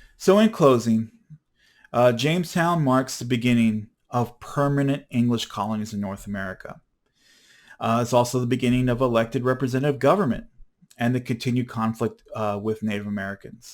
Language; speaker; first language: English; native; English